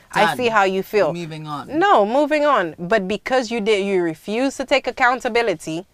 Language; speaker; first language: English; early bilingual, other home language; Haitian Creole